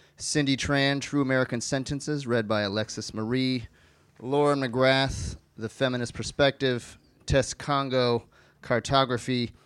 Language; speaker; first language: English; native; English